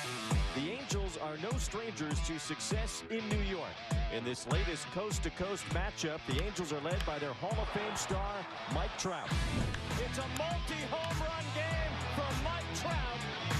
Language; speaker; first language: English; native; English